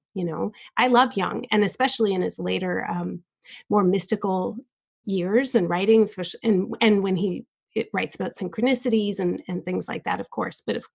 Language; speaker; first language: English; native; English